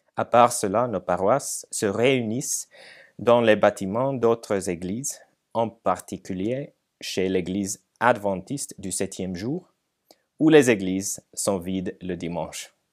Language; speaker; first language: French; non-native, fluent; Finnish